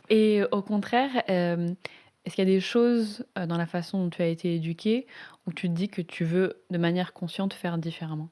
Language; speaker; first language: French; native; French